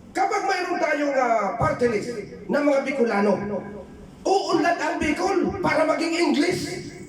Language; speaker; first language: Filipino; non-native, local second language; Bikol